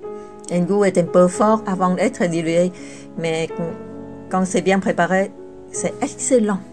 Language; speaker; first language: French; non-native, fluent; Vietnamese